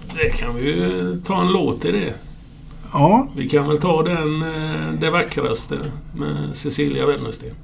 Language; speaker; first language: Swedish; native; Swedish